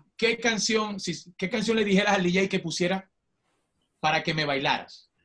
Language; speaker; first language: Spanish; native; Spanish